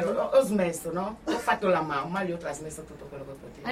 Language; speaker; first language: Italian; non-native, fluent; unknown